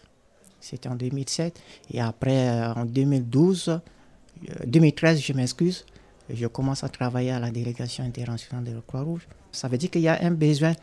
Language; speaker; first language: French; non-native, local second language; Sango